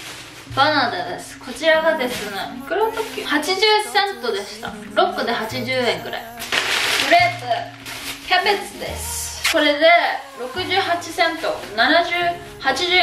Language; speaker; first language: Japanese; native; Japanese